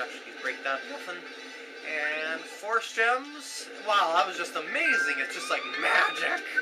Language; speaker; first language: English; native; English